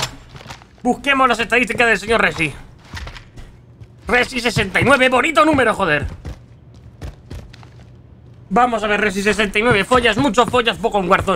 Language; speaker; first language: Spanish; native; Spanish